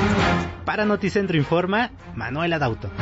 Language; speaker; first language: Spanish; native; Spanish